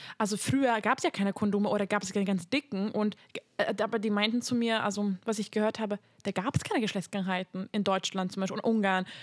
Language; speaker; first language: German; non-native, fluent; Hungarian